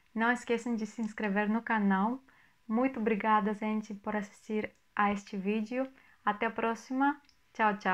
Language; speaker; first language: Portuguese; non-native, fluent; Greek